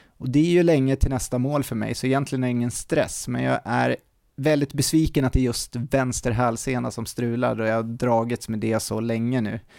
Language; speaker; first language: Swedish; native; Swedish